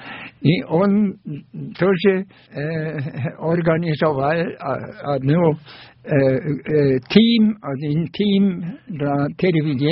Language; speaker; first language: Russian; non-native, fluent; German